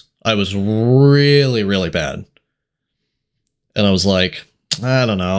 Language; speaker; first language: English; native; English